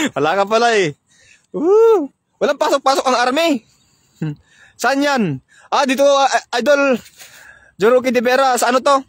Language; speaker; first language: Filipino; non-native, local second language; Iloko